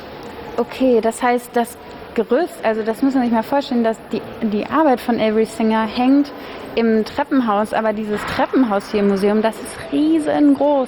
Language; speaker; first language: German; native; German